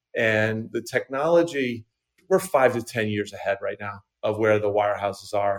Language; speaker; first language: English; native; English